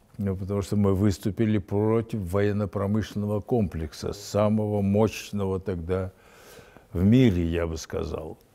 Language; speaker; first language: Russian; native; Russian